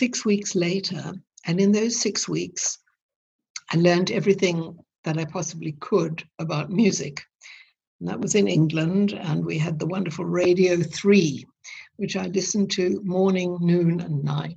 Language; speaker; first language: English; native; English